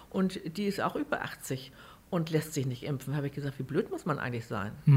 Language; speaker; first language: German; native; German